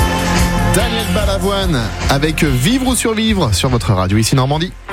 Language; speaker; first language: French; native; French